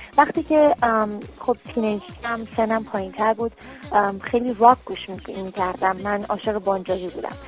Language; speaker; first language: Persian; early bilingual, heritage; Persian